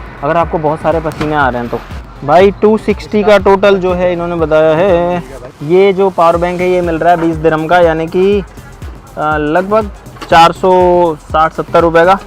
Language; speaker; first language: Hindi; native; Hindi